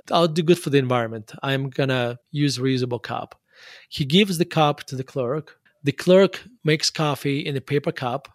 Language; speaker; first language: English; non-native, fluent; Russian